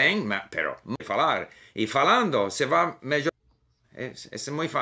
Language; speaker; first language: Portuguese; non-native, learner; English